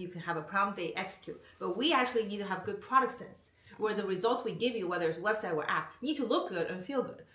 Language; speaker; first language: English; non-native, fluent; Chinese